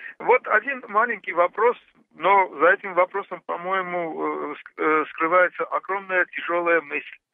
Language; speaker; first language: Russian; non-native, local second language; Armenian